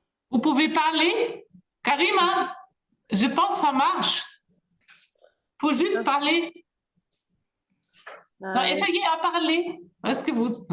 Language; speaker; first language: French; non-native, fluent; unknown